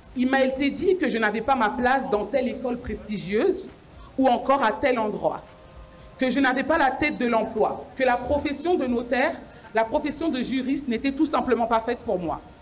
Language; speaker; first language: French; early bilingual, other home language; Lingala